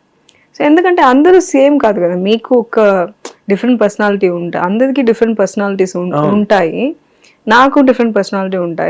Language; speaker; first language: Telugu; non-native, learner; Tamil